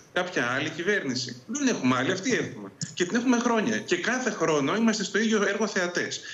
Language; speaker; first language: Greek; native; Greek